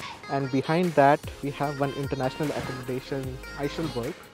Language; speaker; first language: English; non-native, local second language; Marathi